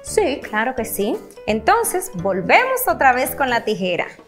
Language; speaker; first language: Spanish; native; Spanish